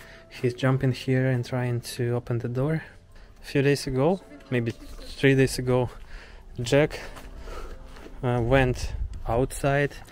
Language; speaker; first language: English; non-native, fluent; Ukrainian